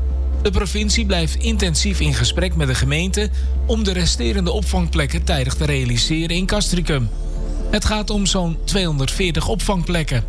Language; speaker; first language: Dutch; native; Dutch